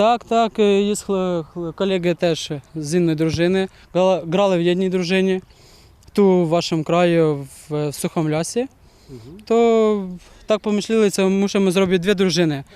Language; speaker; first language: Polish; non-native, learner; Ukrainian